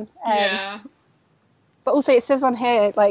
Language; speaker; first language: English; native; English